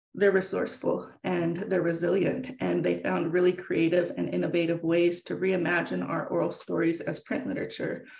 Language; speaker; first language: English; native; English